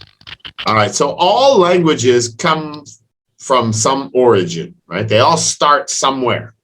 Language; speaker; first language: English; non-native, fluent; French